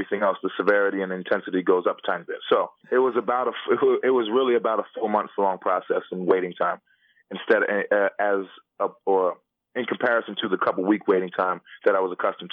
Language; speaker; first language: English; native; English